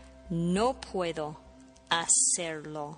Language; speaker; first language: Spanish; non-native, fluent; English